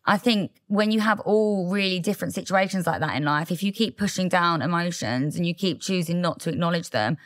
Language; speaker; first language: English; native; English